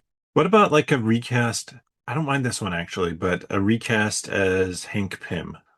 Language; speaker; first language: English; native; English